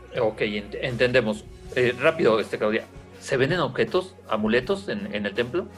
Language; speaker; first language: Spanish; native; Spanish